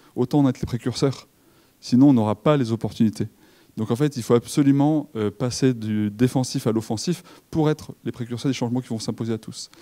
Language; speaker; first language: French; native; French